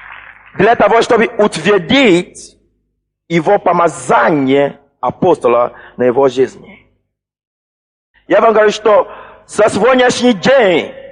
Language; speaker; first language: Russian; non-native, fluent; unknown